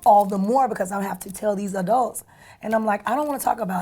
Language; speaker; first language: English; native; English